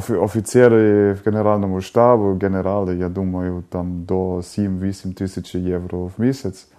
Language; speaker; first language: Ukrainian; non-native, fluent; German